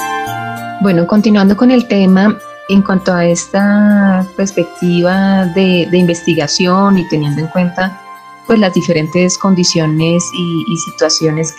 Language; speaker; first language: Spanish; native; Spanish